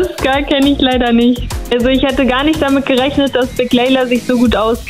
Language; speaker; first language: German; native; German